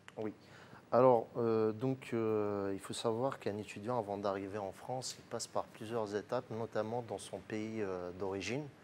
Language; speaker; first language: French; non-native, local second language; Arabic